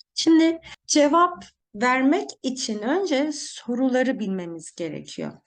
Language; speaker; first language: Turkish; native; Turkish